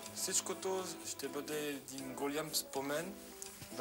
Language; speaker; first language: Bulgarian; non-native, learner; French